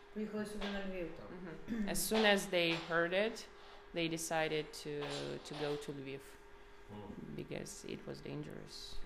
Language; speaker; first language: English; non-native, fluent; Ukrainian